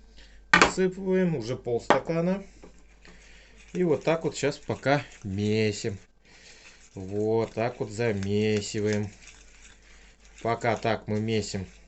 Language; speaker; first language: Russian; native; Russian